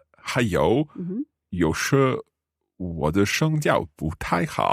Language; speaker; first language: Chinese; non-native, learner; English